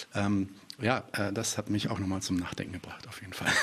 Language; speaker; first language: German; early bilingual, other home language; Arabic